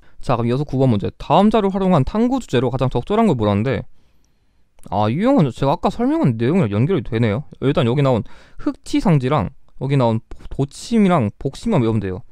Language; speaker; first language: Korean; native; Korean